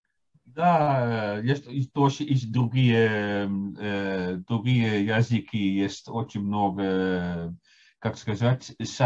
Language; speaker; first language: Russian; non-native, fluent; Dutch